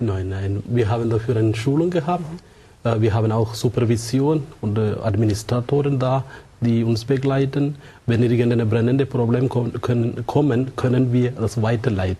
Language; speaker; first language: German; non-native, fluent; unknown